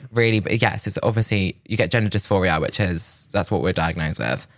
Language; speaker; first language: English; native; English